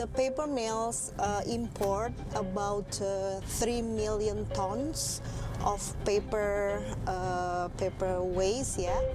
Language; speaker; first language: English; non-native, fluent; Indonesian